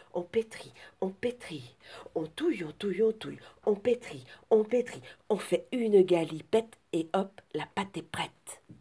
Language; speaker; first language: French; native; French